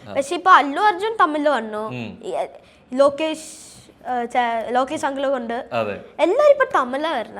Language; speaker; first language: Malayalam; early bilingual, heritage; Malayalam